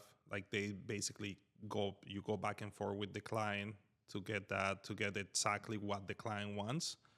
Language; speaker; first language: English; native; English